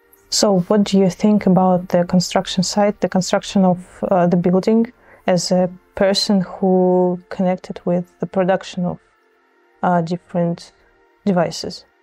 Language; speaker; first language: English; non-native, fluent; Russian